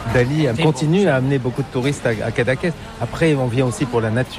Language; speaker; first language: French; native; French